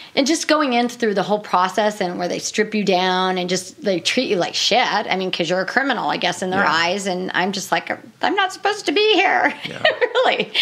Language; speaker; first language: English; native; English